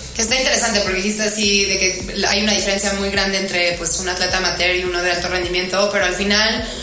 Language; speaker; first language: Spanish; early bilingual, heritage; Spanish